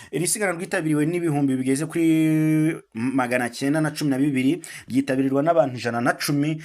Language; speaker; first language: Kinyarwanda; native; Kinyarwanda